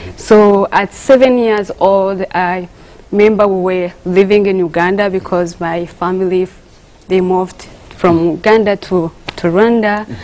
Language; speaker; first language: English; non-native, local second language; Kinyarwanda